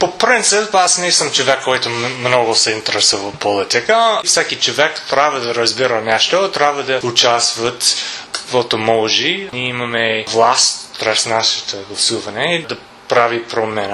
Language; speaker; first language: Bulgarian; non-native, learner; English